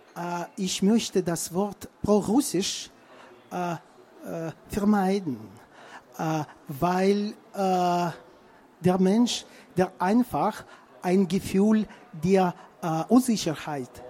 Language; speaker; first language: German; non-native, fluent; Russian